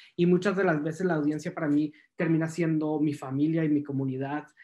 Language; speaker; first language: Spanish; native; Spanish